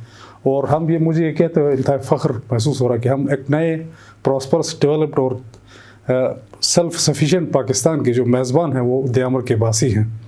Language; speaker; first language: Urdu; non-native, local second language; Shina